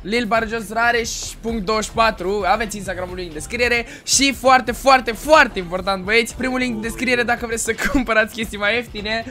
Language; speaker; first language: Romanian; native; Romanian